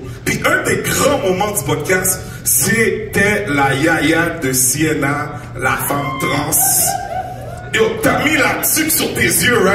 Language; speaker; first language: French; native; French